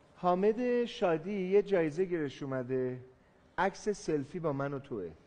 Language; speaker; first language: Persian; native; Persian